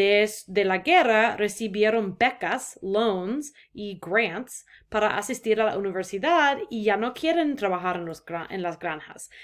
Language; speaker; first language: Spanish; non-native, fluent; English